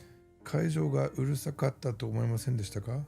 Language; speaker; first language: Japanese; non-native, learner; English